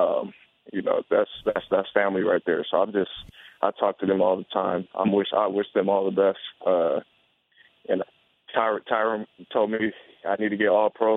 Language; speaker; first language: English; native; English